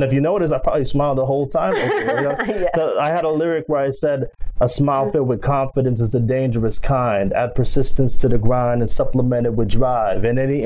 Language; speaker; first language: English; non-native, local second language; Filipino